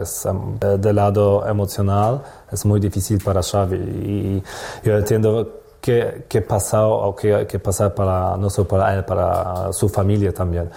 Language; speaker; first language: Spanish; non-native, learner; Polish